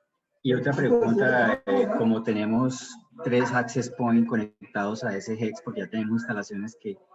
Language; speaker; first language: Spanish; native; Spanish